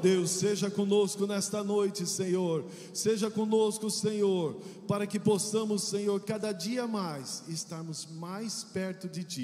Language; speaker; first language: Portuguese; native; Portuguese